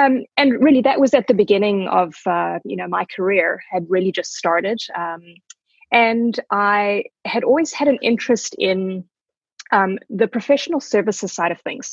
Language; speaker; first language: English; native; English